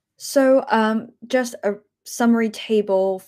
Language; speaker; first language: English; native; English